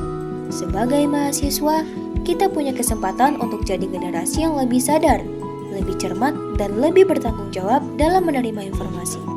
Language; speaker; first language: Indonesian; native; Indonesian